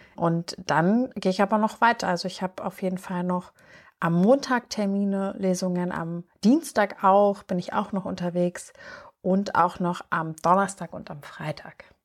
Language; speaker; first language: German; native; German